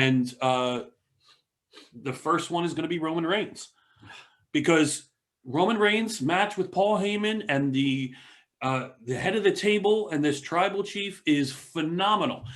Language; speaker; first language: English; native; English